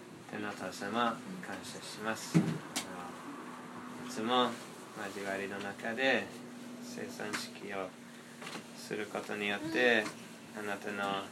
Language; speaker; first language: Japanese; non-native, fluent; English